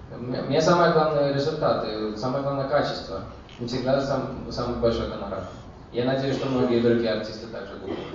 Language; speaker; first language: Russian; early bilingual, heritage; Russian